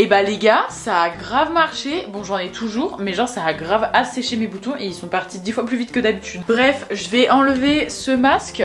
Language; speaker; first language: French; native; French